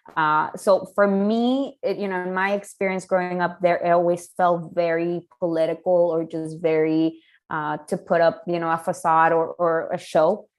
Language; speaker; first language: English; non-native, fluent; Spanish